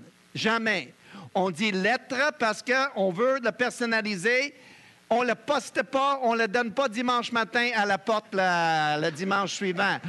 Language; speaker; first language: French; native; French